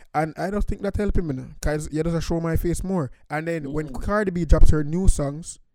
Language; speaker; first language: English; non-native, local second language; Jamaican Creole English